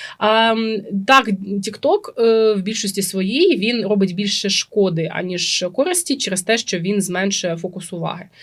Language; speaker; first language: Ukrainian; native; Ukrainian